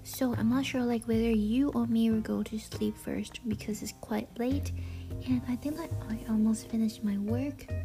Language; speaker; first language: English; non-native, fluent; Thai